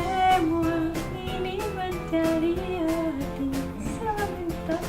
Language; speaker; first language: Indonesian; non-native, learner; Russian